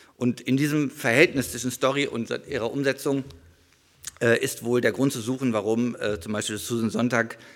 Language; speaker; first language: German; native; German